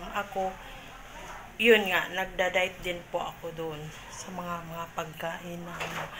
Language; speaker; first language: Filipino; non-native, local second language; Cebuano